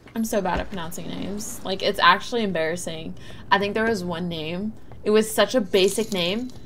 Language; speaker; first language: English; native; English